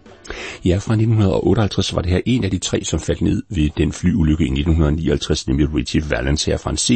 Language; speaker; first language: Danish; native; Danish